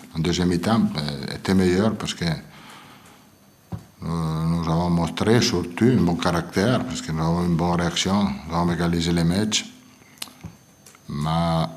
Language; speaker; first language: French; non-native, learner; Italian